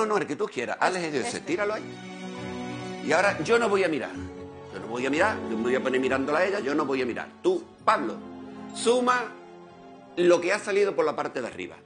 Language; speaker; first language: Spanish; native; Spanish